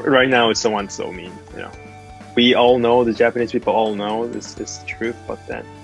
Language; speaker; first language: English; non-native, fluent; Japanese